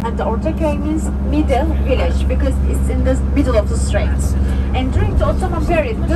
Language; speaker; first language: English; non-native, fluent; Turkish